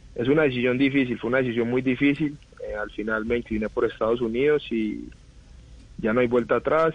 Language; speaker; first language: Spanish; native; Spanish